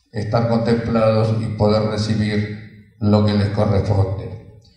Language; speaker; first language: Spanish; native; Spanish